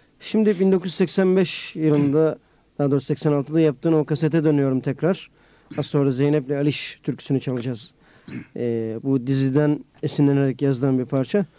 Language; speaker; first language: Turkish; native; Turkish